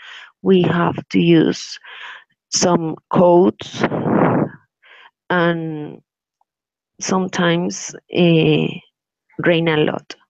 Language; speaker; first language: English; non-native, learner; Spanish